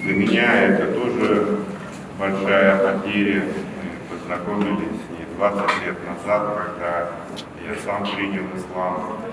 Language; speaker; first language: Russian; native; Russian